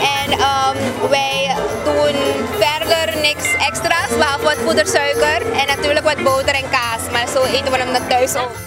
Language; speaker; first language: Dutch; native; Dutch